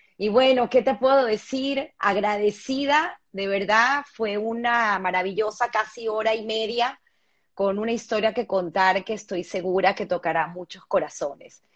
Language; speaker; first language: Spanish; native; Spanish